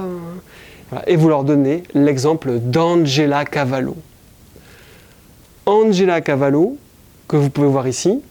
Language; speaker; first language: French; native; French